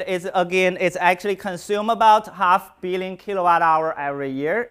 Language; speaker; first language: English; non-native, fluent; Chinese